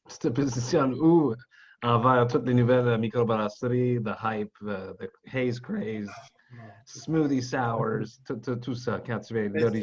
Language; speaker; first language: French; non-native, local second language; English